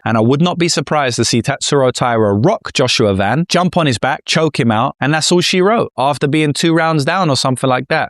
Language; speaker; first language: English; native; English